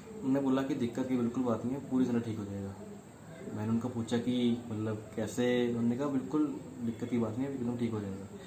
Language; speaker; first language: Hindi; non-native, local second language; Punjabi